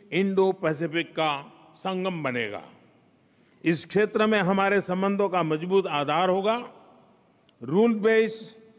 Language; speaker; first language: Hindi; non-native, local second language; Gujarati